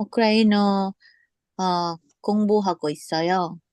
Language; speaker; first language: Korean; non-native, learner; English